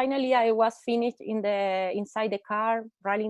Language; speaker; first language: English; non-native, learner; Spanish